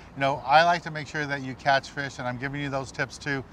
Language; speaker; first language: English; native; English